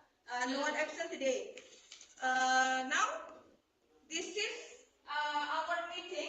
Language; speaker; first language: English; non-native, learner; Indonesian